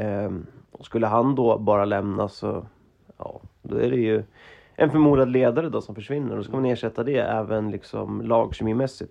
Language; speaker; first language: Swedish; native; Swedish